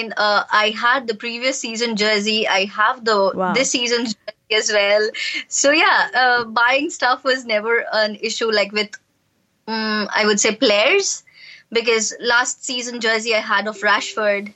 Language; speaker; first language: English; non-native, local second language; Bangla